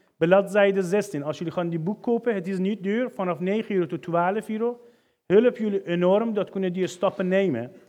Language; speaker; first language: Dutch; non-native, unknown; Persian